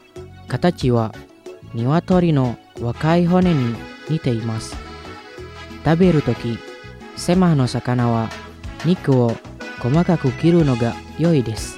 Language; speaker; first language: Japanese; non-native, fluent; Indonesian